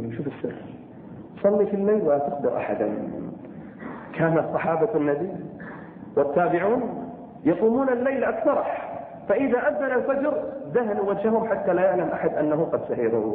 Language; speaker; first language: Arabic; native; Arabic